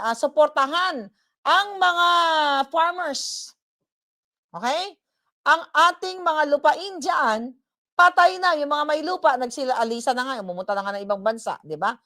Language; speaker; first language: Filipino; non-native, local second language; Hiligaynon